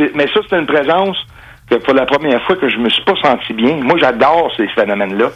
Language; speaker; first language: French; non-native, local second language; English